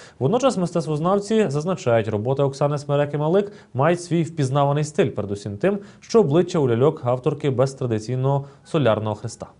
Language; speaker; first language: Ukrainian; native; Ukrainian